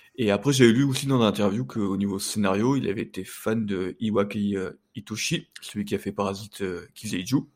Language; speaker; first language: French; native; French